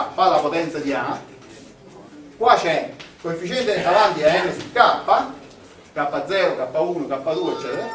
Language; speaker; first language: Italian; native; Italian